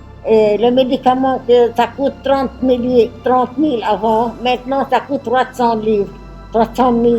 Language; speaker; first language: French; non-native, local second language; Arabic